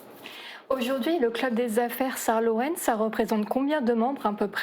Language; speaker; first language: French; native; French